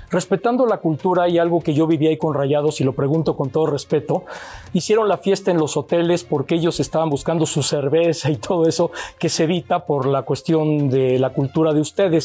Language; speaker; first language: Spanish; native; Spanish